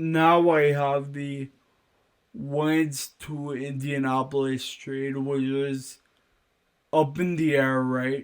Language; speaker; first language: English; native; English